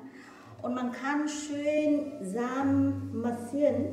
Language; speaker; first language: German; non-native, learner; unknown